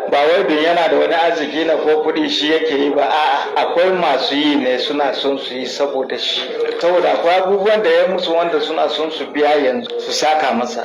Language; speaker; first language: Hausa; non-native, local second language; Kanuri